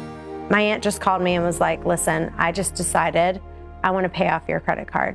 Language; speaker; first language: English; native; English